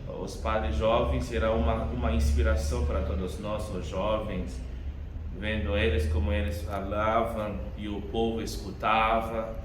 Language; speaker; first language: Portuguese; non-native, fluent; Haitian Creole